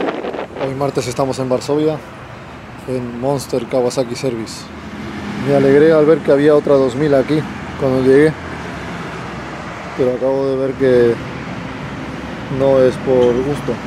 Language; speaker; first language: Spanish; native; Spanish